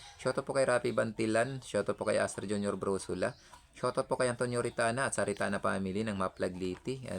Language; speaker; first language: Filipino; non-native, local second language; Cebuano